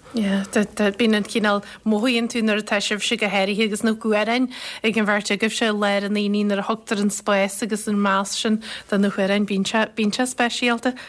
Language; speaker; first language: Irish; native; Irish